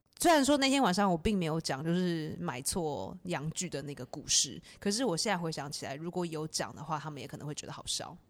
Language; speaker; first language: Chinese; native; Chinese